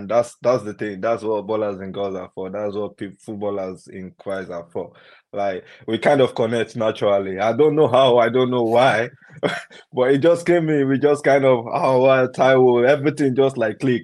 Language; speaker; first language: English; non-native, local second language; Yoruba